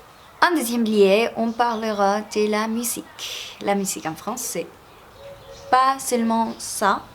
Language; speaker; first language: French; non-native, fluent; Spanish